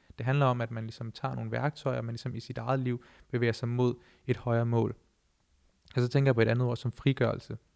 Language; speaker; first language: Danish; early bilingual, other home language; Punjabi